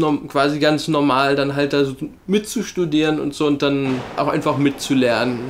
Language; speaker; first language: German; native; German